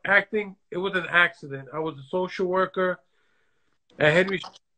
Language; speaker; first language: English; native; English